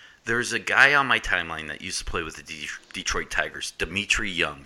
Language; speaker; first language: English; native; English